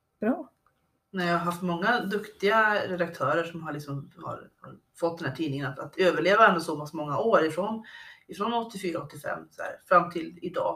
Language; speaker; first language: Swedish; native; Swedish